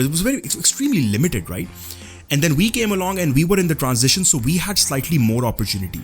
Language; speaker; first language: English; non-native, local second language; Urdu